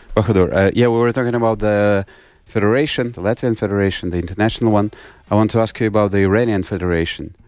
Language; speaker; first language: English; non-native, fluent; Russian